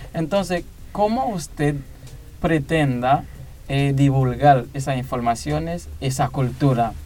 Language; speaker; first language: Spanish; non-native, learner; Haitian Creole